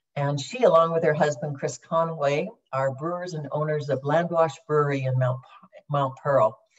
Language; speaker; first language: English; native; English